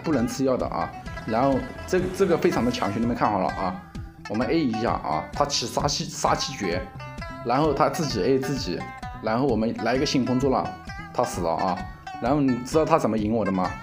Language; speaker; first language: Chinese; native; Chinese